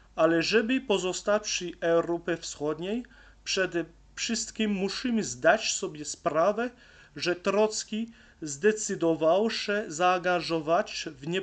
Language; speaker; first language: Polish; non-native, learner; French